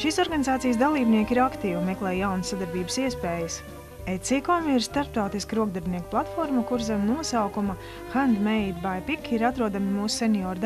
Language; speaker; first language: Latvian; native; Latvian